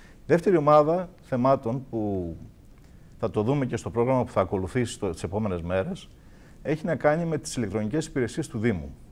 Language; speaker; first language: Greek; native; Greek